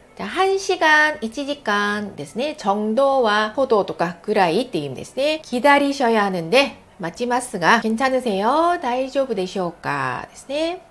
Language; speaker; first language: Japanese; non-native, fluent; Korean